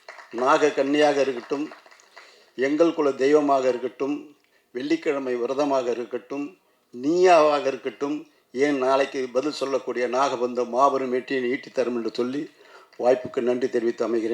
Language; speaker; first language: Tamil; native; Tamil